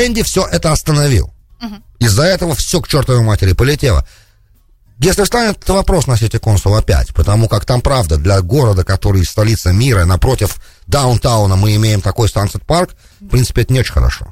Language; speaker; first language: Russian; native; Russian